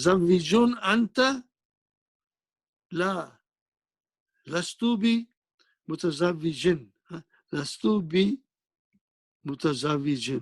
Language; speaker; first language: Arabic; non-native, fluent; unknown